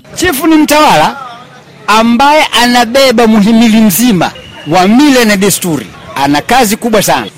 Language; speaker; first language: Swahili; non-native, local second language; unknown